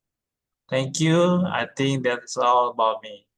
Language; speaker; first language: English; non-native, learner; Indonesian